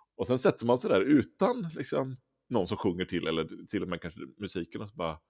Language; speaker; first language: Swedish; native; Swedish